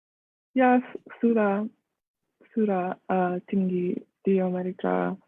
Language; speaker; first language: Indonesian; non-native, learner; English